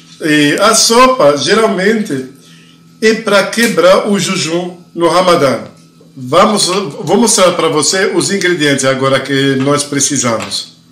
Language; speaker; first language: Portuguese; non-native, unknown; Arabic